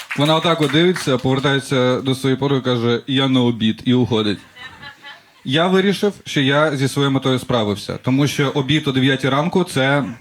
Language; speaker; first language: Ukrainian; non-native, local second language; Russian